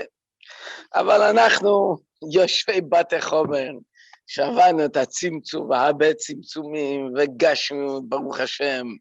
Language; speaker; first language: Hebrew; non-native, fluent; French